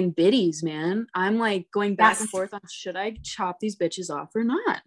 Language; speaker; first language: English; native; English